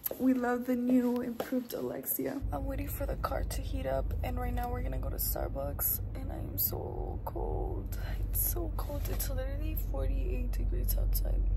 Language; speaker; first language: English; early bilingual, other home language; Spanish